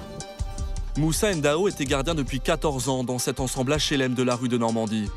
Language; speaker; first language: French; native; French